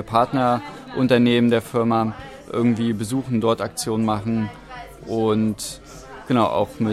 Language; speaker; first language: German; native; German